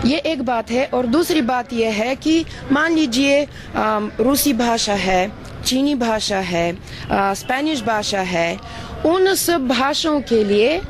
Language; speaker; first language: Hindi; non-native, fluent; Bulgarian